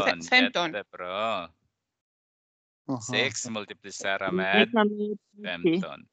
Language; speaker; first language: Swedish; non-native, fluent; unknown